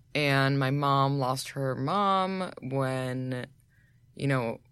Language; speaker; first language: English; native; English